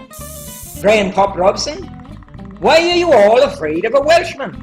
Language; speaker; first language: English; native; English